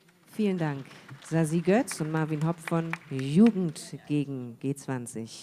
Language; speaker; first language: German; native; German